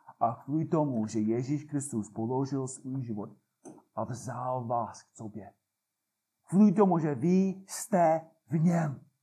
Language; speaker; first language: Czech; non-native, fluent; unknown